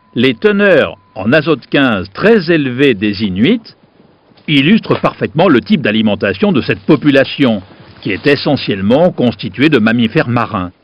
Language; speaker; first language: French; native; French